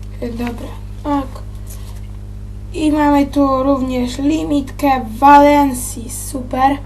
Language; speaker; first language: Polish; native; Polish